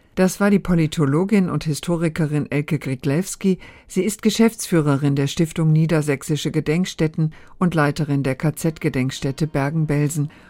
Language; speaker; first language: German; native; German